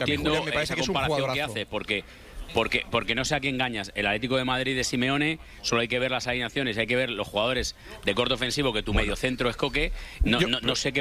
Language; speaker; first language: Spanish; native; Spanish